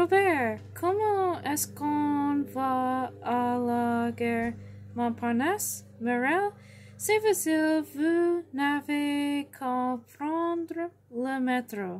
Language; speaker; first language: French; non-native, learner; English